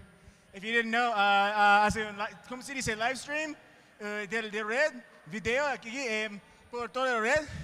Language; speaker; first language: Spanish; non-native, learner; English